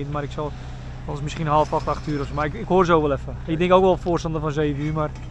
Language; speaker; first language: Dutch; native; Dutch